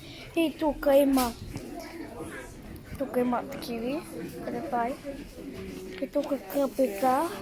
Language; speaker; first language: Bulgarian; early bilingual, heritage; Bulgarian